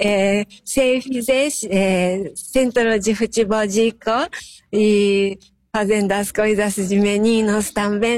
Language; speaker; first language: Portuguese; non-native, learner; Japanese